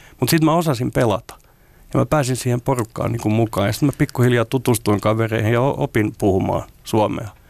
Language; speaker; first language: Finnish; non-native, local second language; Swedish